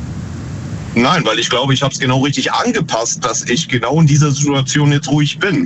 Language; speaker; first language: German; native; German